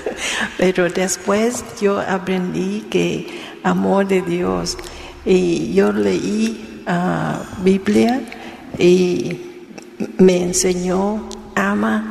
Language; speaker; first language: Spanish; non-native, learner; Vietnamese